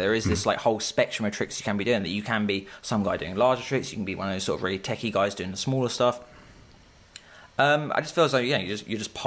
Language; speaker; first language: English; native; English